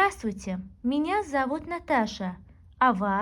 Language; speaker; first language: Russian; non-native, local second language; Azerbaijani